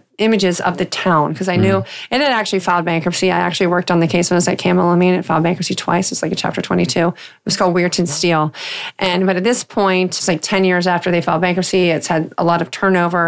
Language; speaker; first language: English; native; English